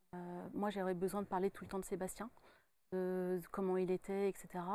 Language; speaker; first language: French; native; French